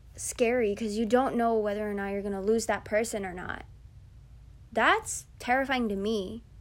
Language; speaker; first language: English; early bilingual, other home language; Filipino